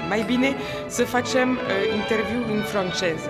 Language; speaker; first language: Romanian; early bilingual, heritage; Romanian